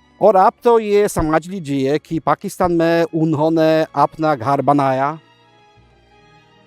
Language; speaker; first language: Hindi; non-native, fluent; Polish